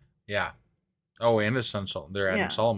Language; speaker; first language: English; native; English